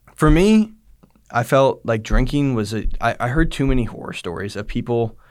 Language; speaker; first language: English; native; English